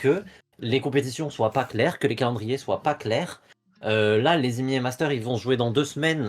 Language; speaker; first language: French; native; French